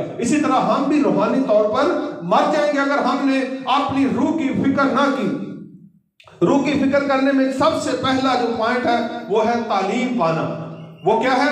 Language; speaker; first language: Urdu; non-native, local second language; Punjabi